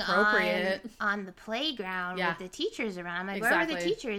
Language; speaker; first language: English; native; English